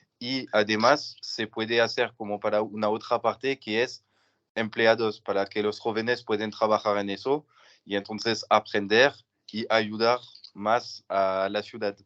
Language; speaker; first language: Spanish; non-native, learner; French